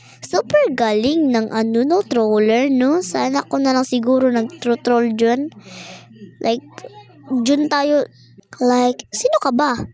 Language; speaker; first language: Filipino; non-native, local second language; Cebuano